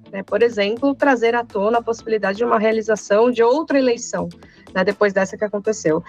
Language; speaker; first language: Portuguese; native; Portuguese